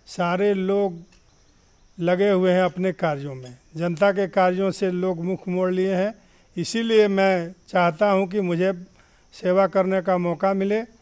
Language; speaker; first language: Hindi; non-native, local second language; Bhojpuri